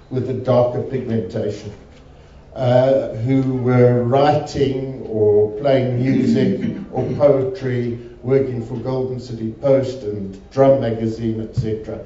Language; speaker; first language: English; native; English